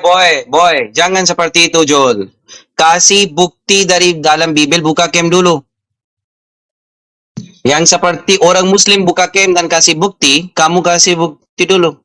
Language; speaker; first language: Indonesian; non-native, fluent; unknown